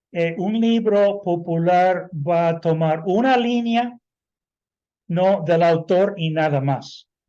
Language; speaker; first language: Spanish; non-native, fluent; English